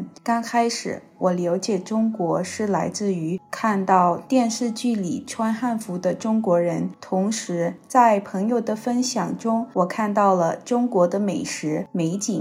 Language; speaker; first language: Chinese; non-native, fluent; Thai